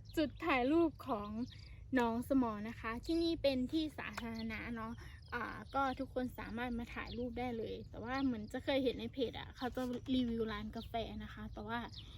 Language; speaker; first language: Thai; native; Thai